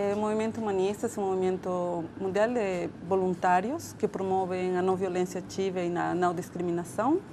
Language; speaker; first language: Portuguese; non-native, fluent; Spanish